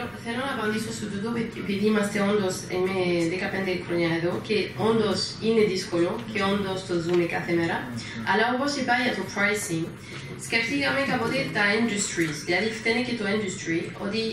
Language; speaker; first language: Greek; non-native, fluent; French